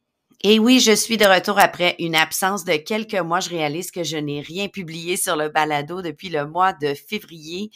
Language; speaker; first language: French; native; French